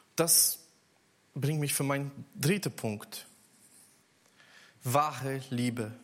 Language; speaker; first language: German; non-native, learner; Portuguese